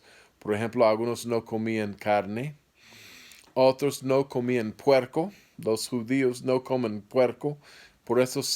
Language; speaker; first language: Spanish; non-native, fluent; English